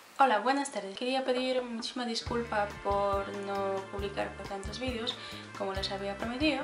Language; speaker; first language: Spanish; non-native, fluent; Polish